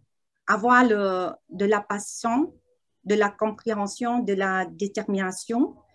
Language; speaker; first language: French; non-native, learner; Vietnamese